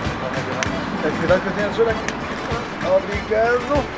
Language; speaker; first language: Portuguese; native; Portuguese